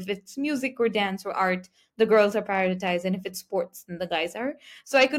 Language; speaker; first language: English; non-native, local second language; Nepali